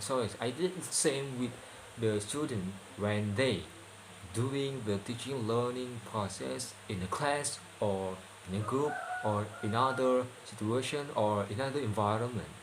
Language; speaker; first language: English; non-native, learner; Indonesian